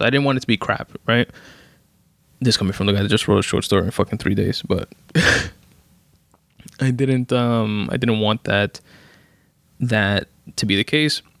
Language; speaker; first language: English; native; English